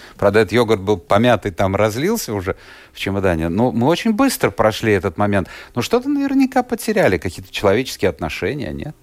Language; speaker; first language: Russian; native; Russian